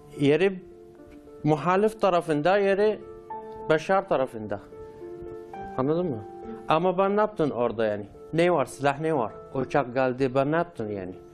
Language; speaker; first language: Turkish; non-native, learner; Arabic